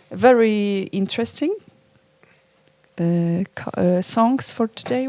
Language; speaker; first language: English; non-native, fluent; Polish